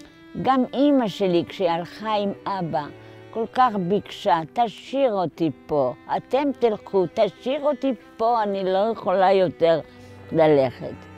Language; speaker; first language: Hebrew; non-native, fluent; Polish